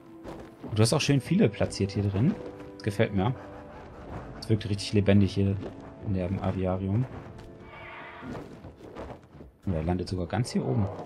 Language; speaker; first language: German; native; German